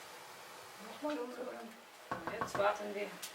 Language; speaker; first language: German; non-native, fluent; Russian